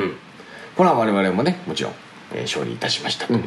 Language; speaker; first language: Japanese; native; Japanese